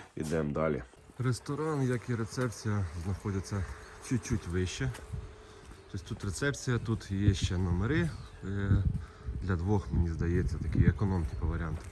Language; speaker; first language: Ukrainian; non-native, local second language; Russian